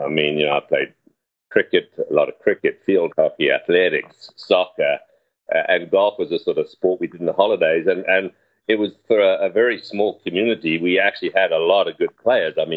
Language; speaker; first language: English; native; English